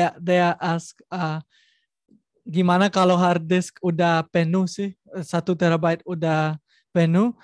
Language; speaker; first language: Indonesian; non-native, learner; Spanish